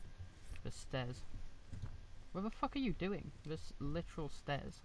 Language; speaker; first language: English; native; English